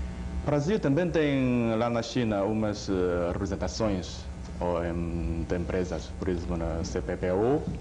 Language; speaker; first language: Portuguese; non-native, fluent; Chinese